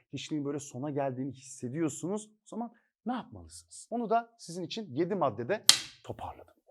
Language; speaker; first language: Turkish; native; Turkish